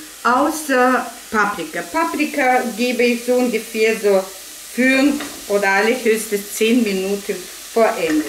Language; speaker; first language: German; non-native, fluent; Russian